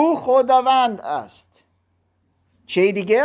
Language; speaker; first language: Persian; non-native, learner; German